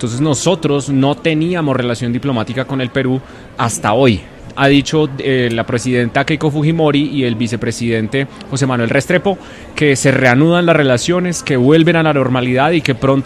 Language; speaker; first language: Spanish; native; Spanish